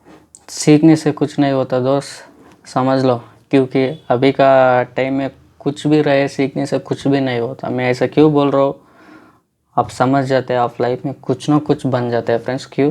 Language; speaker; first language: Hindi; non-native, local second language; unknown